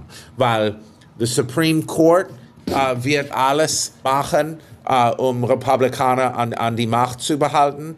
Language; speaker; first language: German; non-native, fluent; English